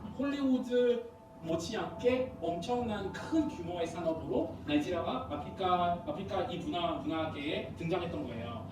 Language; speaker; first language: Korean; non-native, fluent; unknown